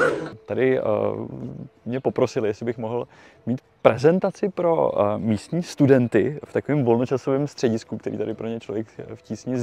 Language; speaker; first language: Czech; native; Czech